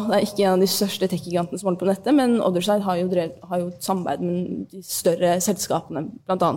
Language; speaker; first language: Norwegian; early bilingual, other home language; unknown